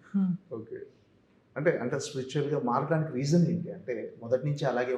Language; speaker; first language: Telugu; native; Telugu